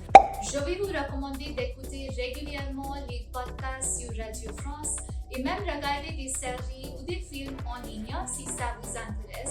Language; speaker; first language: French; non-native, fluent; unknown